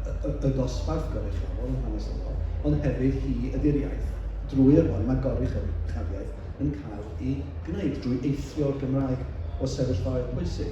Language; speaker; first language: Welsh; native; Welsh